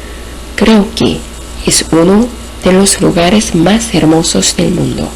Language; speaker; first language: Spanish; non-native, fluent; Korean